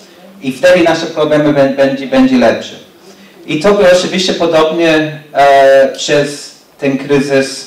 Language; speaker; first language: Polish; non-native, learner; English